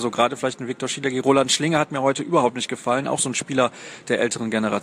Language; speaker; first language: German; native; German